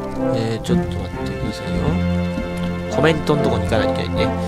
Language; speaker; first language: Japanese; native; Japanese